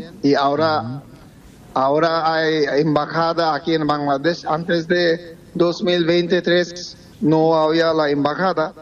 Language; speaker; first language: Spanish; non-native, fluent; Bangla